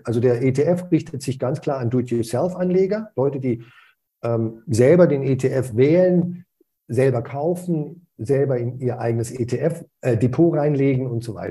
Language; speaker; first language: German; native; German